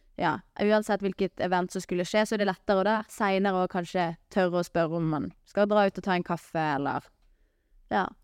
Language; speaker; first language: Norwegian; native; Norwegian